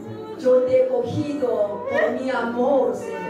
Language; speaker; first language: Spanish; non-native, learner; Korean